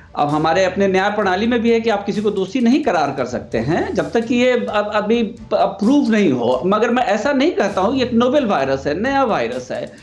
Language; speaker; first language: Hindi; native; Hindi